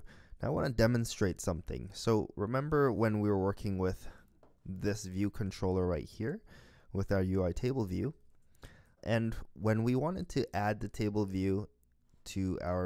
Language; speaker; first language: English; native; English